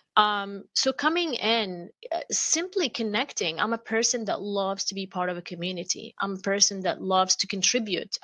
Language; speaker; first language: English; non-native, fluent; Arabic